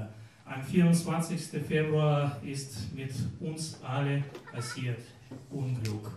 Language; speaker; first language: German; non-native, learner; Russian